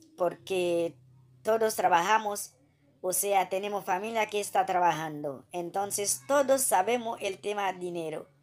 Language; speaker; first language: Spanish; non-native, fluent; Haitian Creole